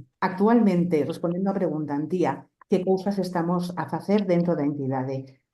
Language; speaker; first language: Galician; early bilingual, heritage; Galician